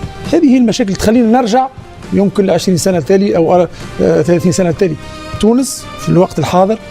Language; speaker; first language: Arabic; native; Arabic